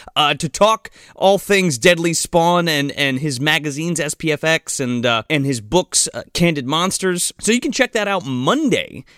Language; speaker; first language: English; native; English